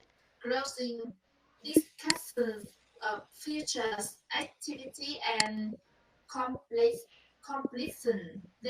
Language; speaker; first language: English; non-native, learner; Vietnamese